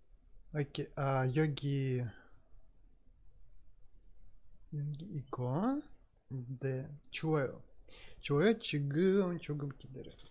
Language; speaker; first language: Korean; non-native, learner; Russian